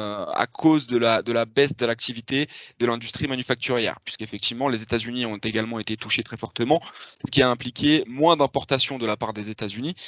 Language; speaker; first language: French; native; French